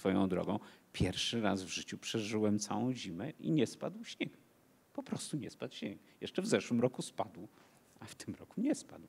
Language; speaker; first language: Polish; native; Polish